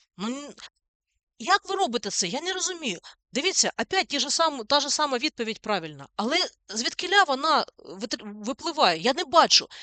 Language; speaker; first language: Ukrainian; non-native, local second language; Russian